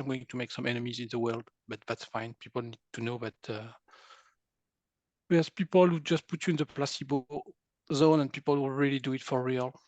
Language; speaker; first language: English; non-native, fluent; French